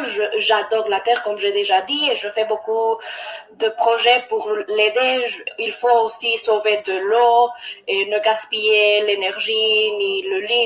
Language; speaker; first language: French; non-native, learner; English